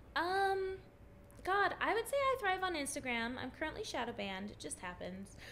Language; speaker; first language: English; native; English